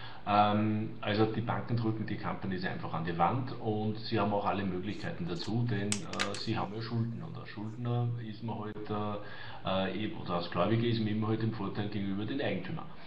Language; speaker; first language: German; native; German